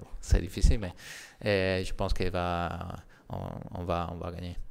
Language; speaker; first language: French; non-native, learner; Italian